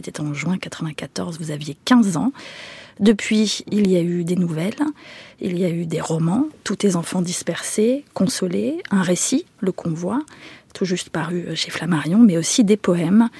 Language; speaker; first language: French; native; French